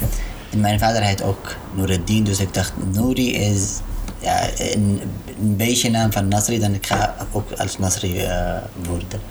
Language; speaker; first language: Dutch; non-native, learner; Arabic